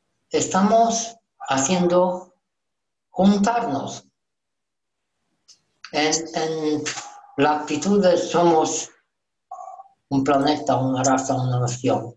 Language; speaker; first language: Spanish; non-native, learner; Romanian